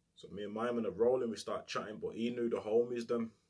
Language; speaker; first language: English; native; English